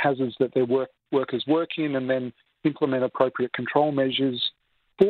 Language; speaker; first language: English; native; English